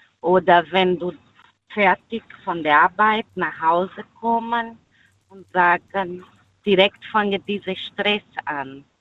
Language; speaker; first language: German; non-native, learner; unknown